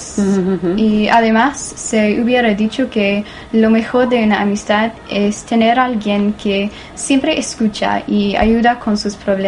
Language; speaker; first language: Spanish; non-native, learner; English